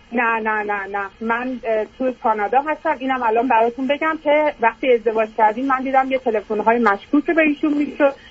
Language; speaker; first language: Persian; native; Persian